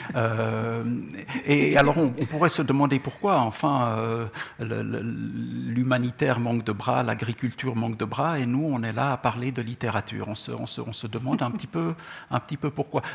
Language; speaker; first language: French; non-native, local second language; Czech